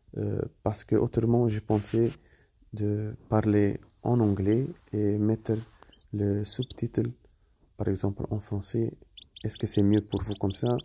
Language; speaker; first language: French; non-native, fluent; Italian